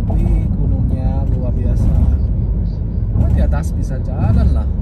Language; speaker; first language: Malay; non-native, learner; Chinese